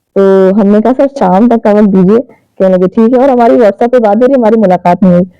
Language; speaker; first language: Urdu; native; Urdu